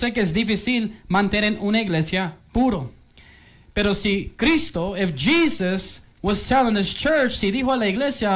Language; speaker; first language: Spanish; early bilingual, heritage; English